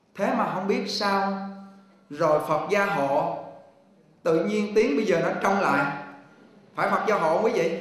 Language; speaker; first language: Vietnamese; native; Vietnamese